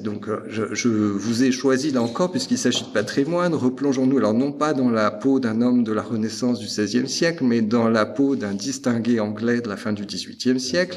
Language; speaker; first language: French; native; French